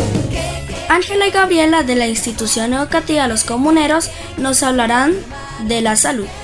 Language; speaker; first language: Spanish; native; Spanish